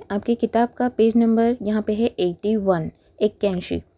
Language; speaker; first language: Hindi; non-native, local second language; Marathi